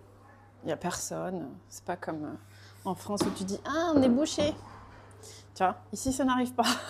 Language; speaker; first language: French; early bilingual, other home language; Portuguese